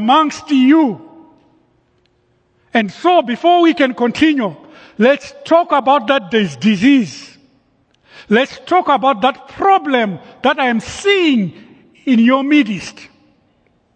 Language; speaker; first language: English; non-native, local second language; Shona